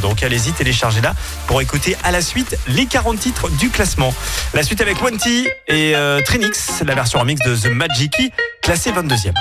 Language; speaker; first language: French; native; French